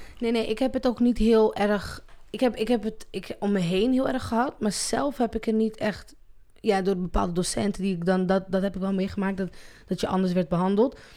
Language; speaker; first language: Dutch; early bilingual, other home language; Arabic